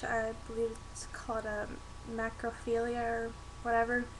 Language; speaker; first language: English; native; English